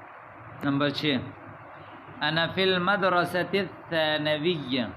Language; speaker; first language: Arabic; non-native, fluent; Urdu